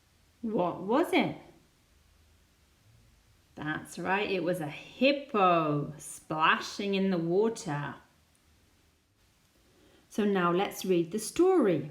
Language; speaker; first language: English; non-native, fluent; Spanish